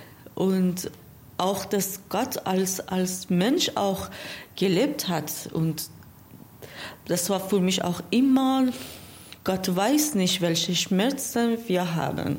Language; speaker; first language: German; non-native, learner; Persian